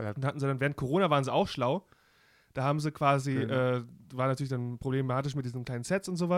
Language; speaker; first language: German; native; German